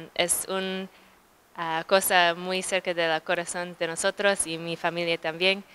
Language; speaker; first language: Spanish; early bilingual, other home language; English